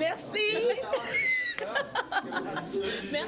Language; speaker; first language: French; non-native, learner; Arabic